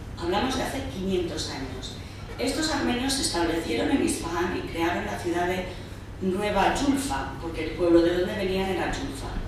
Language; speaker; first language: Spanish; early bilingual, heritage; Spanish